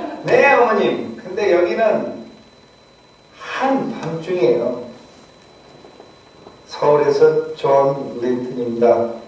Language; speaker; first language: Korean; early bilingual, other home language; English